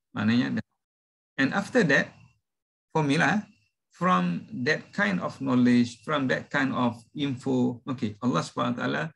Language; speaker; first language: English; non-native, local second language; Malay